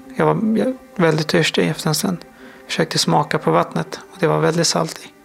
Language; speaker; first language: Swedish; non-native, fluent; Persian